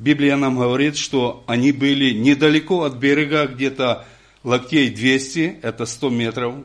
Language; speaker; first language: Polish; non-native, learner; Ukrainian